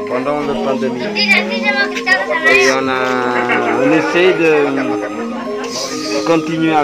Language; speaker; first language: French; non-native, fluent; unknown